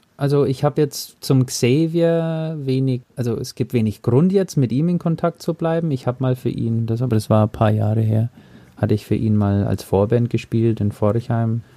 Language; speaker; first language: German; early bilingual, heritage; German